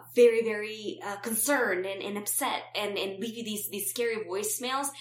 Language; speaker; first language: English; non-native, fluent; Romanian